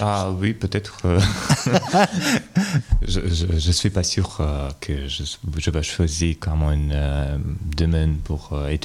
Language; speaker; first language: French; non-native, learner; Russian